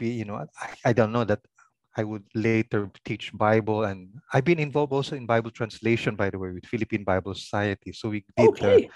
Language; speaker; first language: English; non-native, local second language; Pangasinan